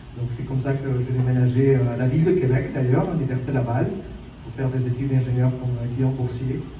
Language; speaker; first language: French; non-native, fluent; Spanish